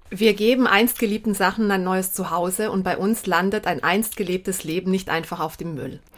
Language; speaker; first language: German; early bilingual, heritage; German